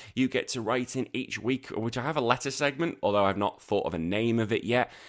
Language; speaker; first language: English; native; English